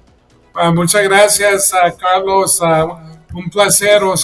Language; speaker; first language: Spanish; early bilingual, heritage; Spanish